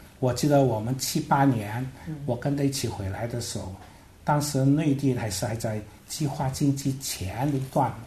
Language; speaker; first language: Chinese; non-native, local second language; Hakka Chinese